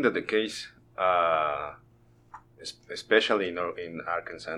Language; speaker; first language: English; non-native, fluent; Spanish